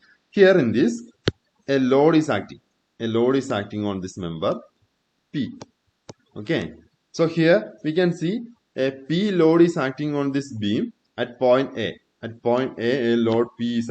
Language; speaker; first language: English; non-native, local second language; Malayalam